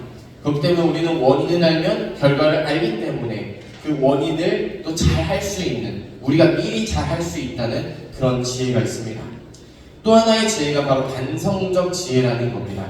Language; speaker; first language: Korean; native; Korean